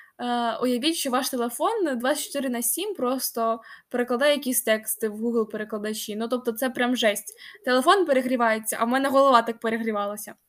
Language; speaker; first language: Ukrainian; non-native, local second language; Russian